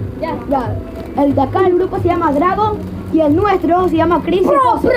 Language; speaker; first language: Spanish; native; Spanish